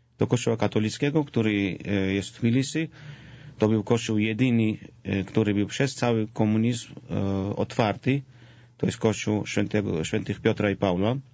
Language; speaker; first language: Polish; non-native, fluent; Georgian